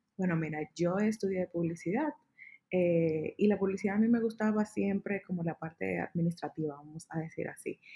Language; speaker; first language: Spanish; native; Spanish